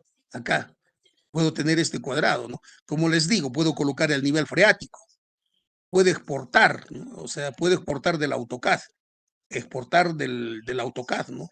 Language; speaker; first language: Spanish; native; Spanish